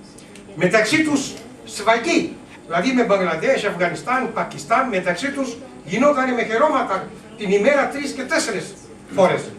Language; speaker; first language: Greek; non-native, learner; Urdu